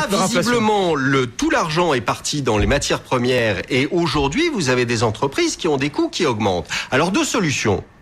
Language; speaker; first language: French; native; French